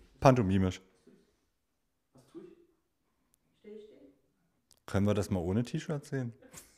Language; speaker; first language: German; native; German